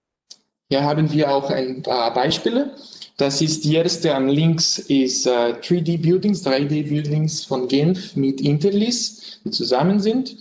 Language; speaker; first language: German; non-native, learner; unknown